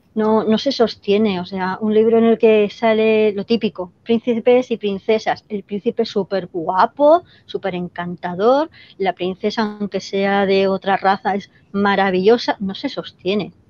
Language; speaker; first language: Spanish; native; Spanish